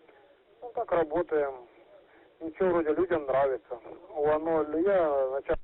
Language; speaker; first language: Russian; native; Russian